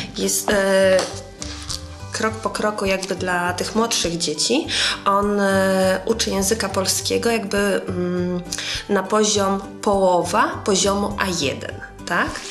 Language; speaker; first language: Polish; non-native, fluent; Ukrainian